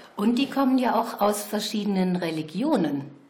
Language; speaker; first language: German; native; German